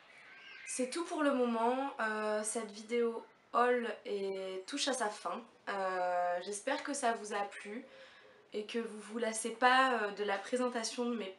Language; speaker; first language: French; native; French